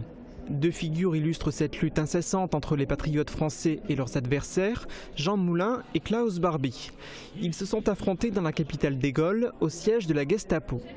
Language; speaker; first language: French; native; French